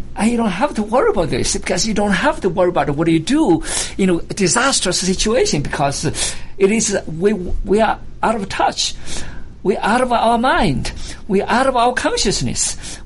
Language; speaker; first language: English; non-native, fluent; Chinese